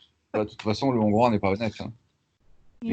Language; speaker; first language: French; native; French